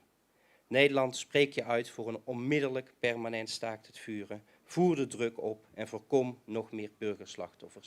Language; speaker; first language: Dutch; native; Dutch